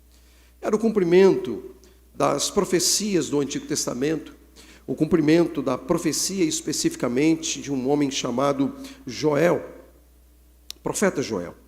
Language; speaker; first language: Portuguese; native; Portuguese